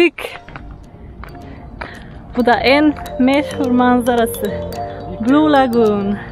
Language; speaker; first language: Turkish; non-native, fluent; Slovenian